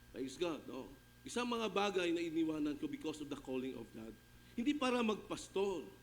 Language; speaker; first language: Filipino; non-native, local second language; Hiligaynon